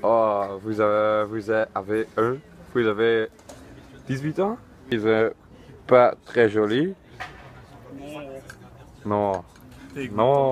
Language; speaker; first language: French; non-native, learner; Dutch